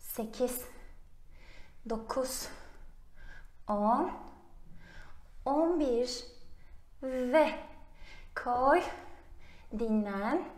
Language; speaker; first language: Turkish; native; Turkish